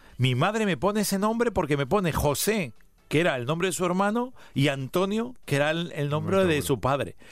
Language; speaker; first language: Spanish; early bilingual, heritage; Spanish